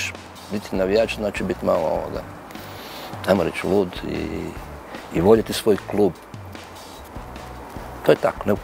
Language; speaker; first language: Croatian; native; Croatian